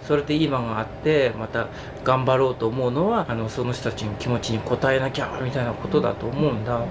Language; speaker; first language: Japanese; native; Japanese